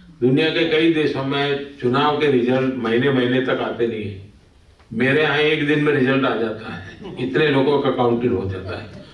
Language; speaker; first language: Hindi; non-native, local second language; Gujarati